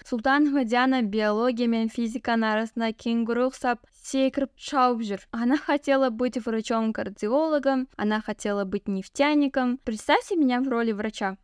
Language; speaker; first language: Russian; non-native, local second language; Kazakh